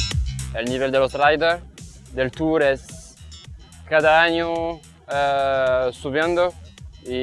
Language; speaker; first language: Spanish; non-native, fluent; French